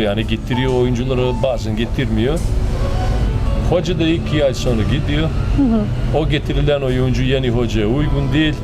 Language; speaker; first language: Turkish; non-native, fluent; Serbian